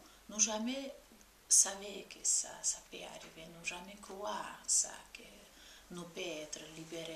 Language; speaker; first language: French; non-native, fluent; Georgian